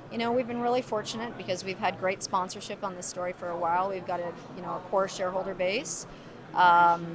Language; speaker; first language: English; native; English